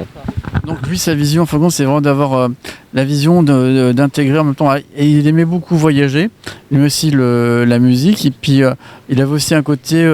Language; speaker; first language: French; native; French